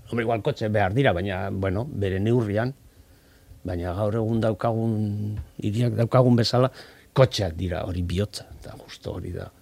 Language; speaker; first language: Basque; non-native, local second language; Spanish